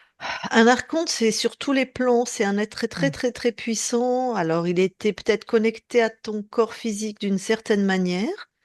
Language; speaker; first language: French; native; French